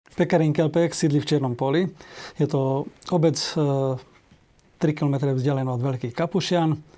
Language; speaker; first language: Slovak; native; Slovak